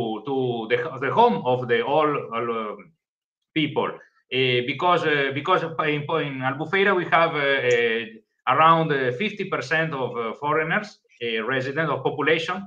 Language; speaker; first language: English; non-native, learner; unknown